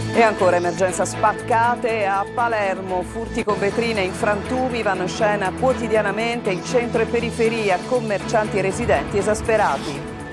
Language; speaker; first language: Italian; native; Italian